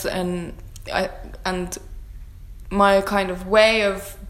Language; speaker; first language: English; native; English